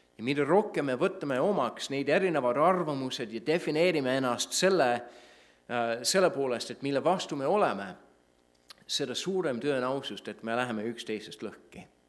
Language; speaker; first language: Estonian; non-native, fluent; English